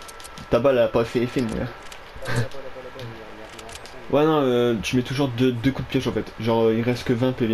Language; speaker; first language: French; native; French